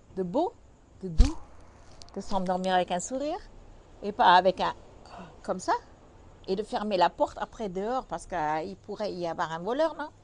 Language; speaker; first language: French; non-native, fluent; German